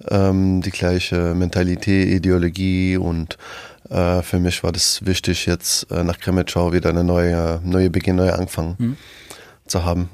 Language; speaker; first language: German; non-native, fluent; French